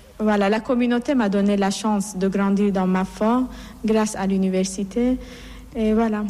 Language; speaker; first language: French; non-native, fluent; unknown